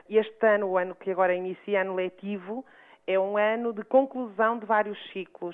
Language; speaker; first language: Portuguese; native; Portuguese